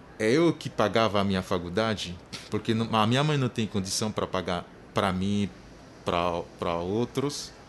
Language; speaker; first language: Portuguese; non-native, learner; Haitian Creole